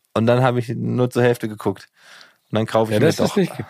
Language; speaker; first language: German; native; German